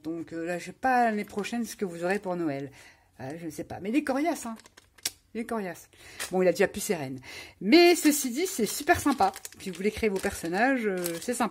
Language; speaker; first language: French; native; French